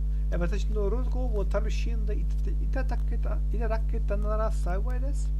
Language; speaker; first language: Japanese; non-native, learner; German